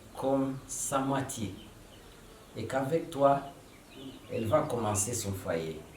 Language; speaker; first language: French; non-native, local second language; Swahili